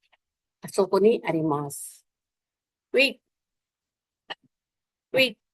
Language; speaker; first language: Japanese; non-native, fluent; Filipino